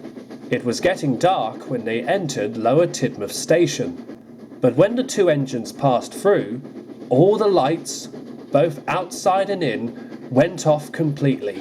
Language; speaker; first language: English; native; English